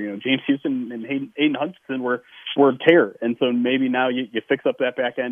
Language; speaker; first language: English; native; English